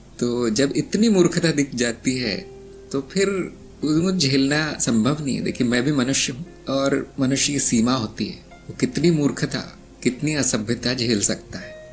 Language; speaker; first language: Hindi; native; Hindi